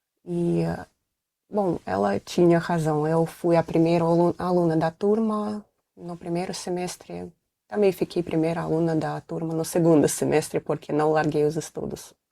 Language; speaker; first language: Portuguese; non-native, fluent; Russian